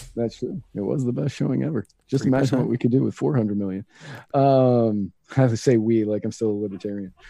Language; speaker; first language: English; native; English